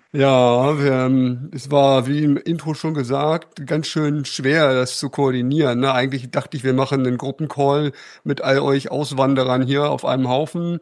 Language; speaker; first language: German; native; German